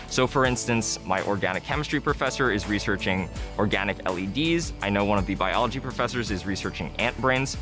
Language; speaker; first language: English; native; English